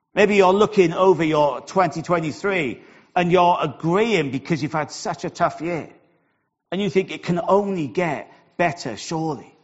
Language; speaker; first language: English; native; English